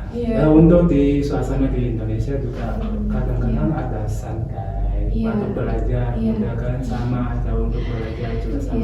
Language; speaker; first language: Indonesian; non-native, fluent; Chinese